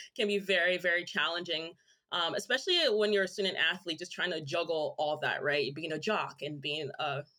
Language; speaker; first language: English; early bilingual, other home language; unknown